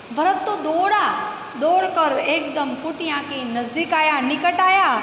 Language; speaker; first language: Hindi; non-native, local second language; Gujarati